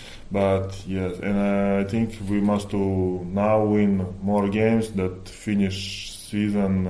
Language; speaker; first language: English; non-native, fluent; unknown